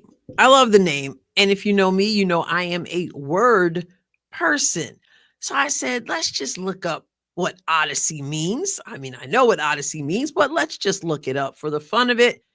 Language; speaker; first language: English; native; English